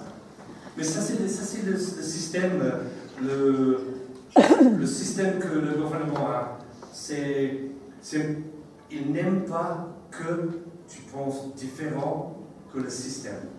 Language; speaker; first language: French; non-native, learner; English